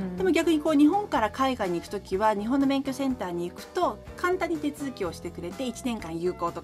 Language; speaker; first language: Japanese; native; Japanese